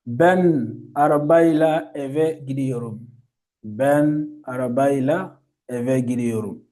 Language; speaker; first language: Turkish; non-native, fluent; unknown